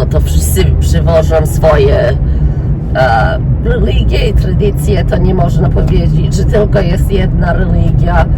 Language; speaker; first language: Polish; early bilingual, heritage; English